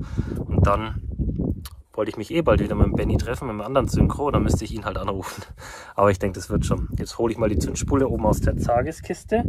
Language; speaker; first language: German; native; German